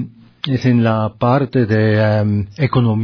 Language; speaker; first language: Spanish; non-native, learner; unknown